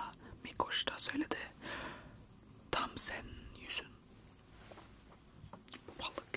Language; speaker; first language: Turkish; early bilingual, heritage; Turkish